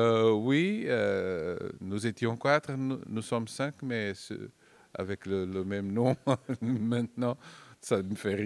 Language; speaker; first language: French; non-native, fluent; Portuguese